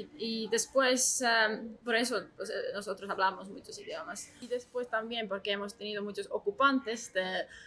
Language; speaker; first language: Spanish; non-native, learner; Estonian